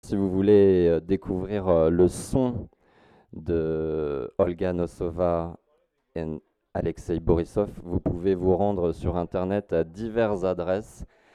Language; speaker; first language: French; native; French